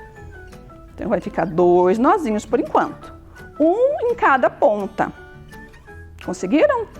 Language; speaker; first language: Portuguese; native; Portuguese